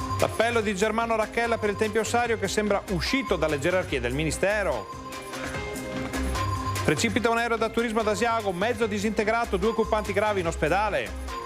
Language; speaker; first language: Italian; native; Italian